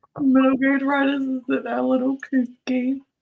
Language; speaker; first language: English; native; English